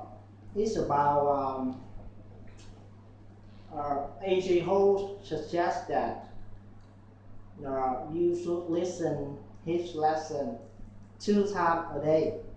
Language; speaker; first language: English; non-native, learner; Vietnamese